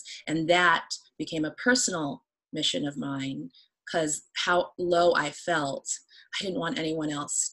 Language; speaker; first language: English; native; English